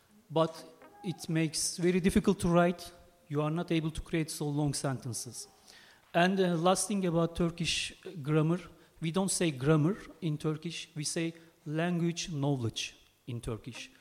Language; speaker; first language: English; non-native, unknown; Turkish